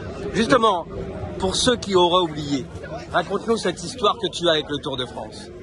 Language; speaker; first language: French; native; French